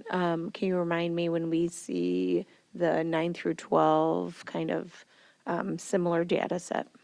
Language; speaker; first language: English; native; English